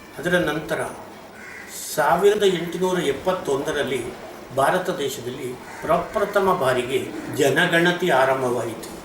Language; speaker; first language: Kannada; non-native, local second language; Marathi